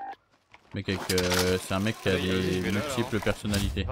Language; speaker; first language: French; native; French